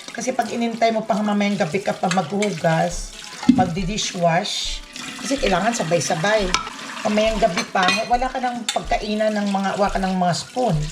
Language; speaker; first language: Filipino; non-native, local second language; Cebuano